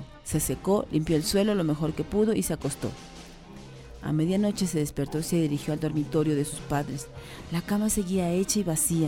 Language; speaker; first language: Spanish; native; Spanish